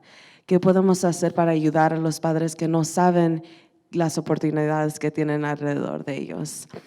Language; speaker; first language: Spanish; early bilingual, heritage; Spanish